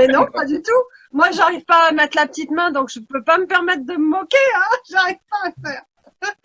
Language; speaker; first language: French; native; French